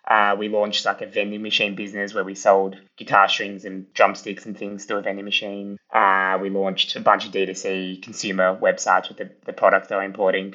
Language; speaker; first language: English; early bilingual, other home language; Italian